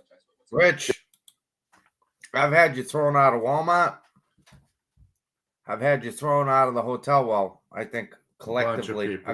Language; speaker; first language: English; native; English